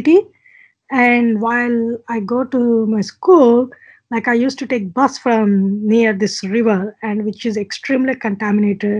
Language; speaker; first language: English; non-native, local second language; Telugu